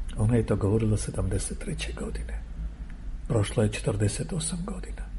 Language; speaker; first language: Serbian; non-native, fluent; Armenian